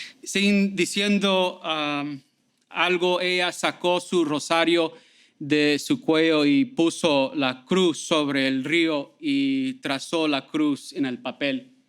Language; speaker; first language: Spanish; early bilingual, heritage; Spanish